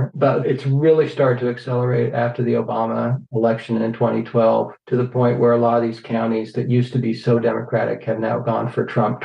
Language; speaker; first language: English; native; English